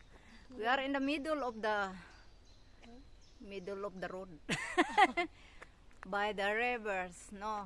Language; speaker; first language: English; non-native, learner; Cebuano